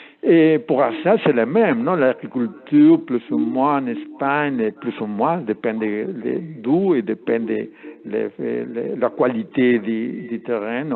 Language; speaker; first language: French; non-native, learner; Spanish